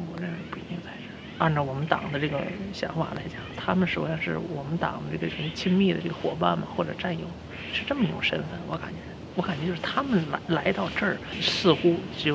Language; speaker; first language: Chinese; native; Chinese